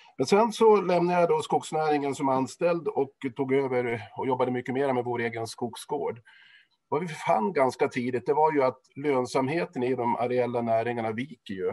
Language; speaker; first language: Swedish; native; Swedish